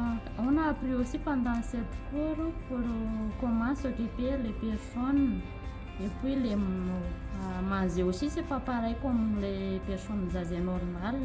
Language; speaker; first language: French; non-native, learner; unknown